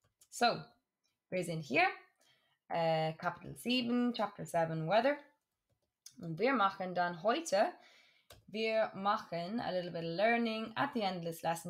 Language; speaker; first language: German; non-native, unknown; English